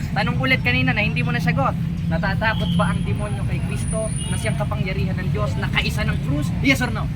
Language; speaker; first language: Filipino; non-native, local second language; Cebuano